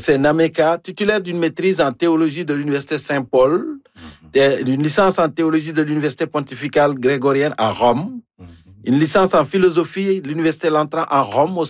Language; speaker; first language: French; native; French